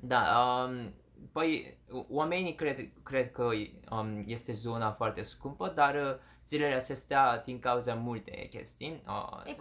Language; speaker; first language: Romanian; non-native, learner; Korean